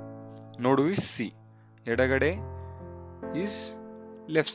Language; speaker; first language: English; non-native, local second language; Kannada